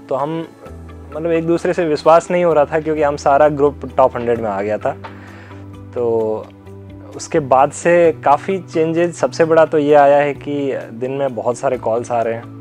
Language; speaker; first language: Hindi; native; Hindi